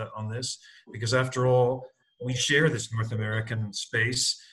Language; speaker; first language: English; native; English